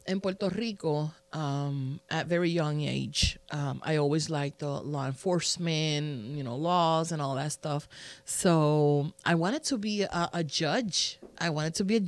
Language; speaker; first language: English; non-native, fluent; Spanish